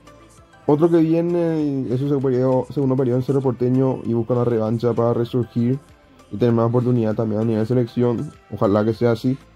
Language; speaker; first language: Spanish; native; Spanish